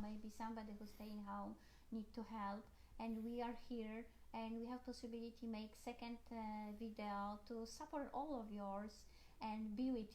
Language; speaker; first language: English; non-native, learner; Polish